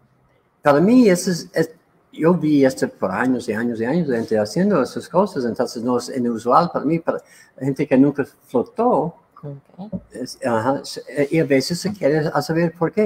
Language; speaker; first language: Spanish; non-native, learner; English